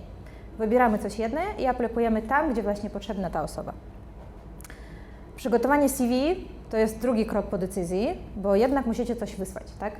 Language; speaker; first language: Polish; non-native, fluent; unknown